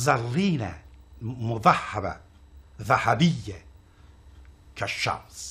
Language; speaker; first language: Arabic; non-native, fluent; Persian